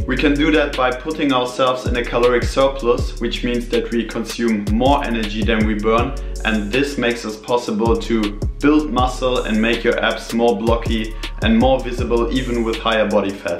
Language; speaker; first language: English; non-native, fluent; German